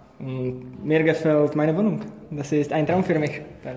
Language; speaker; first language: German; non-native, learner; Czech